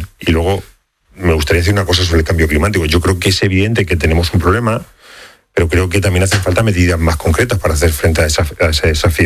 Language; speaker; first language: Spanish; native; Spanish